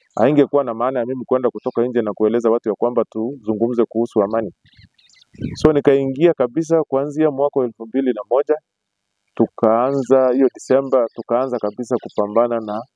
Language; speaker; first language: Swahili; non-native, local second language; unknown